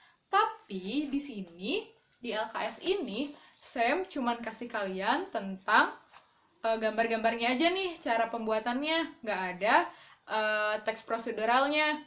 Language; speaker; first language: Indonesian; native; Indonesian